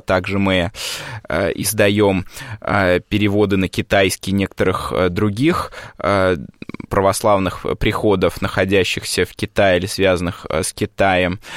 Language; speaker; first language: Russian; native; Russian